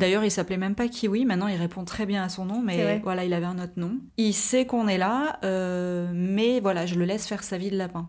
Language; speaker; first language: French; native; French